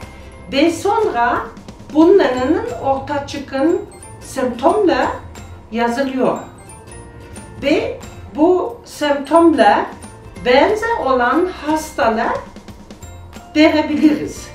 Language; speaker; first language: Turkish; non-native, learner; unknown